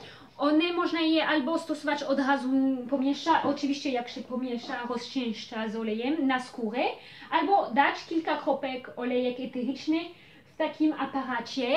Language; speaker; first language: Polish; early bilingual, heritage; Polish